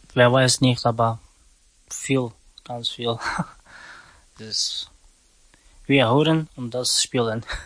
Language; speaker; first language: German; non-native, learner; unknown